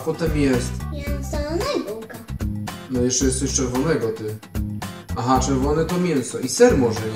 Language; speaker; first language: Polish; native; Polish